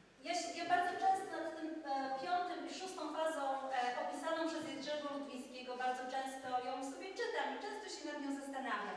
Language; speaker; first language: Polish; native; Polish